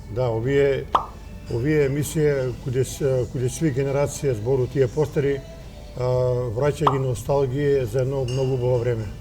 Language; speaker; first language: Macedonian; native; Macedonian